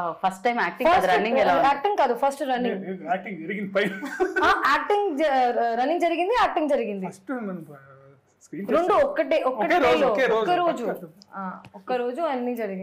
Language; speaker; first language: Telugu; native; Telugu